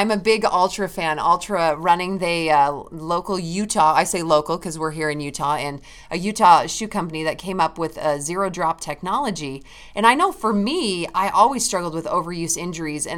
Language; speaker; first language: English; native; English